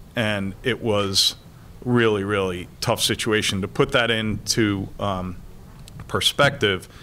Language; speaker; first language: English; native; English